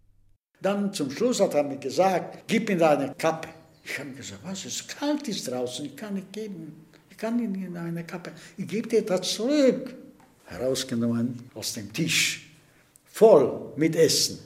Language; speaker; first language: German; non-native, fluent; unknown